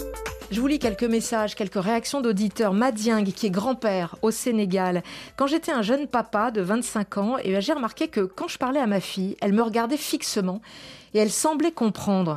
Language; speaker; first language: French; native; French